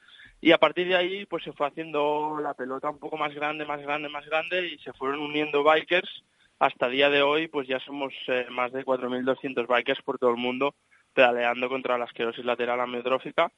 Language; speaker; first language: Spanish; native; Spanish